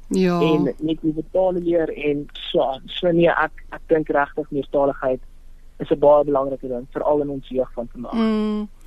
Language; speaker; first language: Afrikaans; non-native, local second language; Tswana